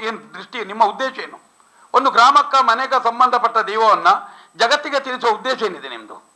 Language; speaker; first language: Kannada; non-native, local second language; Tulu